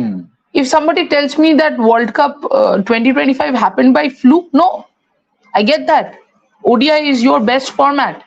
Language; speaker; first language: English; non-native, local second language; Hindi